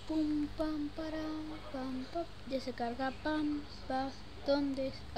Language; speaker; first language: Spanish; native; Spanish